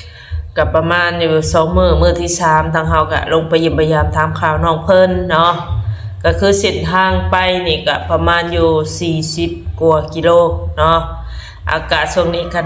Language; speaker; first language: Thai; non-native, local second language; Lao